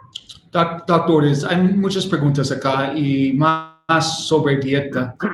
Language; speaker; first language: Spanish; non-native, learner; English